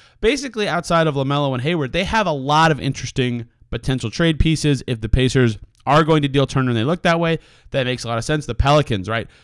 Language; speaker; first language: English; native; English